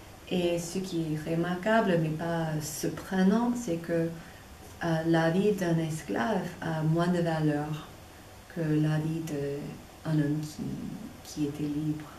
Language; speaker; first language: French; non-native, fluent; English